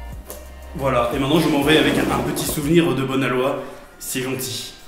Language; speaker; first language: French; native; French